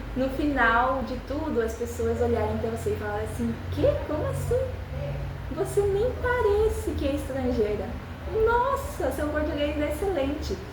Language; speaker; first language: Portuguese; early bilingual, other home language; Spanish